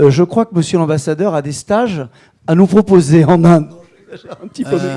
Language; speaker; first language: French; native; French